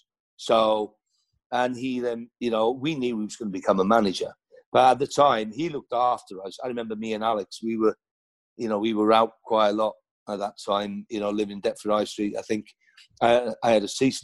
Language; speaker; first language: English; non-native, local second language; Welsh